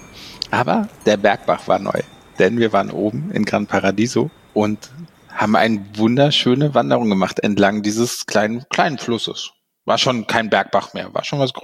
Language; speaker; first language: German; native; German